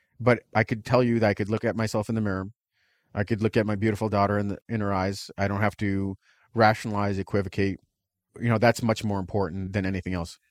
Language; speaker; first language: English; early bilingual, other home language; Russian